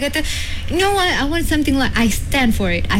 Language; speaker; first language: English; non-native, local second language; Malay